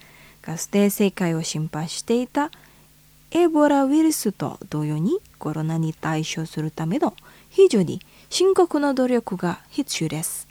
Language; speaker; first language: Japanese; non-native, fluent; Indonesian